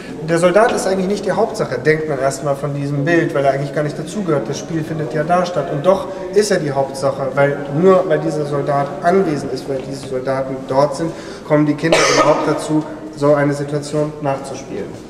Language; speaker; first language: German; native; German